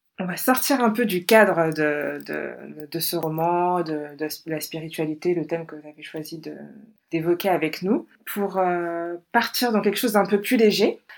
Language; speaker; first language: French; native; French